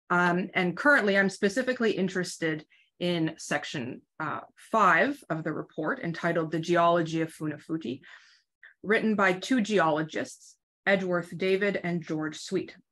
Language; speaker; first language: English; native; English